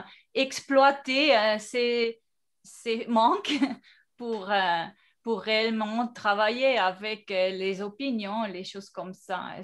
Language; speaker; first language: French; non-native, fluent; Spanish